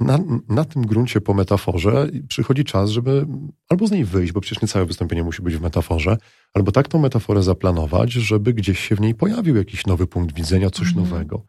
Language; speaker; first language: Polish; native; Polish